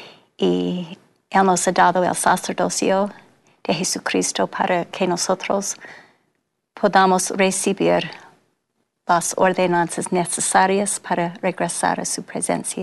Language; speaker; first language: Spanish; non-native, fluent; English